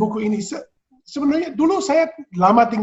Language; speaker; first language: Indonesian; non-native, fluent; Dutch